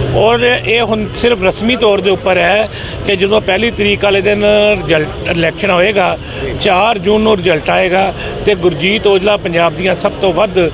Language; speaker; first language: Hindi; non-native, local second language; Punjabi